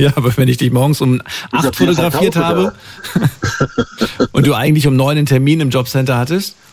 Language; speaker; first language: German; native; German